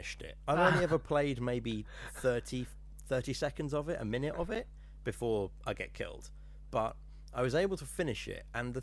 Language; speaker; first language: English; native; English